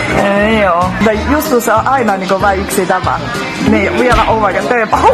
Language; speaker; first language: Finnish; non-native, learner; Chinese